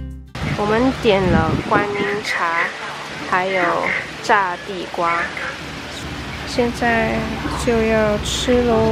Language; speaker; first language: Chinese; early bilingual, heritage; Chinese